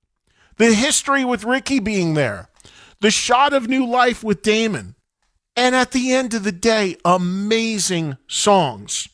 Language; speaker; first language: English; native; English